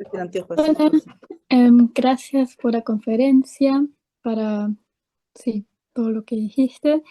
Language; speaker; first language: Spanish; non-native, fluent; German